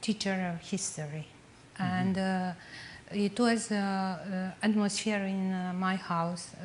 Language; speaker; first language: English; non-native, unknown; Romanian